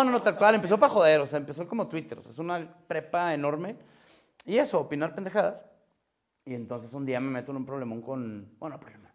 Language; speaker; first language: Spanish; native; Spanish